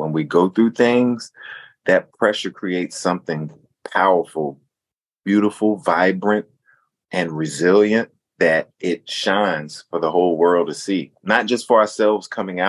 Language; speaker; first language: English; native; English